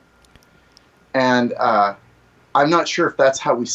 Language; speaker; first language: English; native; English